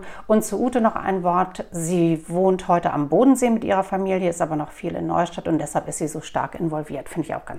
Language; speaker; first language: German; native; German